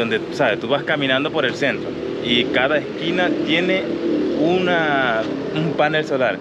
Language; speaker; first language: Spanish; native; Spanish